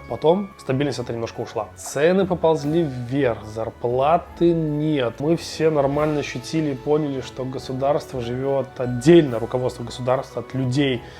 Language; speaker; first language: Russian; native; Russian